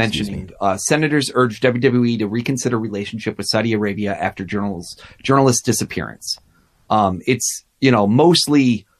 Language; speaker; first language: English; native; English